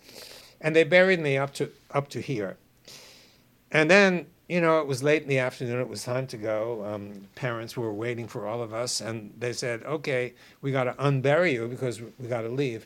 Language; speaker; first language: English; native; English